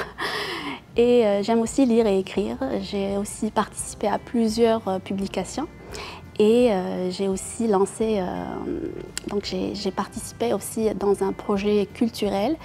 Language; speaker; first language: French; non-native, local second language; Arabic